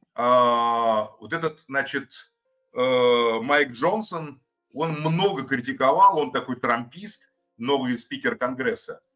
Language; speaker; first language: Russian; native; Russian